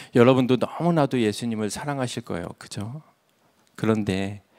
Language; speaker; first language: Korean; native; Korean